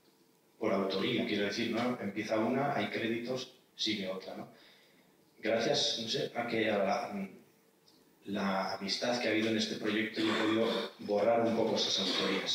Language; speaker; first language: Spanish; native; Spanish